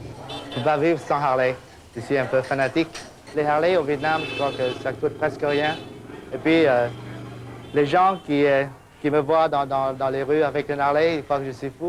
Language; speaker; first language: French; non-native, fluent; Vietnamese